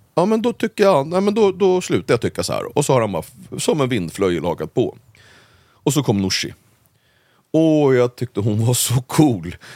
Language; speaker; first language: Swedish; native; Swedish